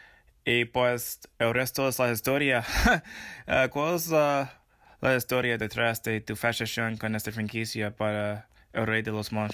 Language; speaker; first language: Spanish; non-native, fluent; English